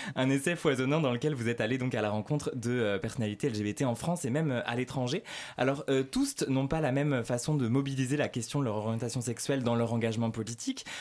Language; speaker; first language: French; native; French